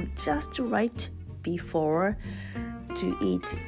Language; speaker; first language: English; non-native, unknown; Japanese